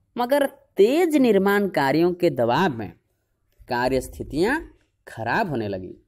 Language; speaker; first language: Hindi; non-native, local second language; Odia